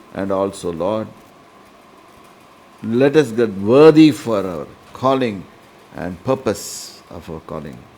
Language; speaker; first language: English; non-native, local second language; Tamil